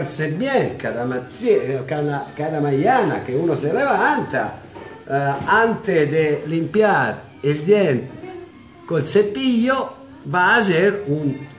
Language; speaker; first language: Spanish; non-native, learner; Italian